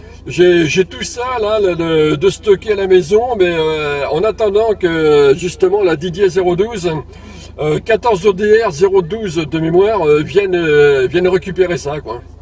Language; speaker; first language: French; native; French